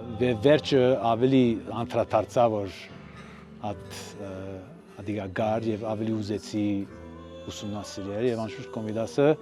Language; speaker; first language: Armenian; early bilingual, heritage; Armenian